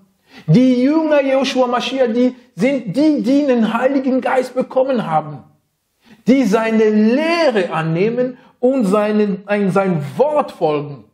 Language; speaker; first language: German; non-native, fluent; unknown